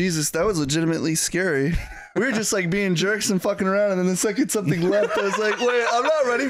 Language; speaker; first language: English; native; English